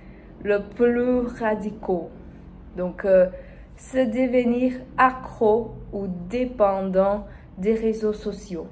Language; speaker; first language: French; non-native, learner; Spanish